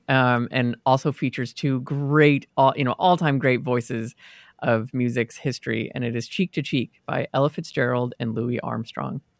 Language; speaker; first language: English; native; English